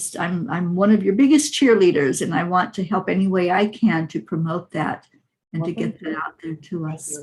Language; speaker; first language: English; native; English